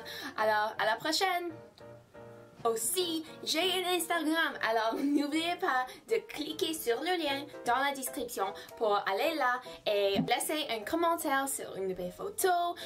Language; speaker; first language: French; non-native, fluent; English